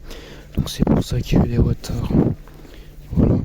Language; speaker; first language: French; native; French